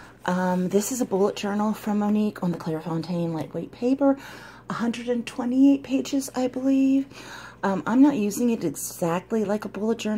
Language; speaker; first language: English; native; English